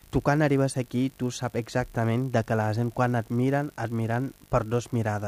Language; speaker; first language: Catalan; non-native, fluent; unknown